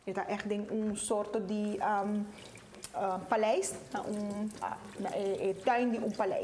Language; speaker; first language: Dutch; non-native, local second language; Papiamento